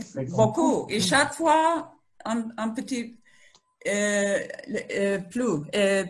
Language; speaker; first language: French; non-native, learner; Spanish